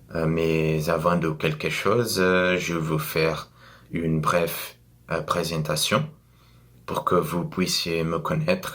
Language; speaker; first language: French; non-native, learner; Portuguese